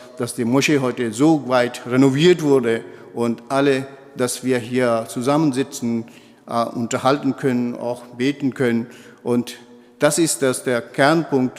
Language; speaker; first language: German; non-native, fluent; Urdu